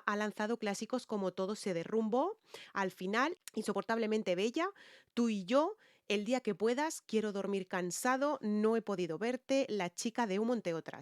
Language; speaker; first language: Spanish; native; Spanish